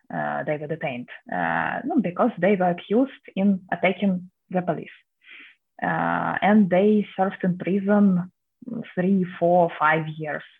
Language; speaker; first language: English; non-native, fluent; Russian